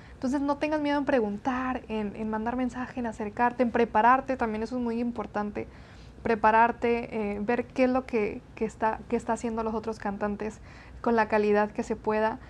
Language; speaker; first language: Spanish; native; Spanish